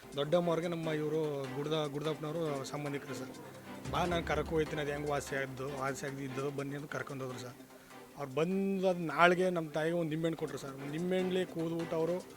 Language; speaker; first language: Kannada; native; Kannada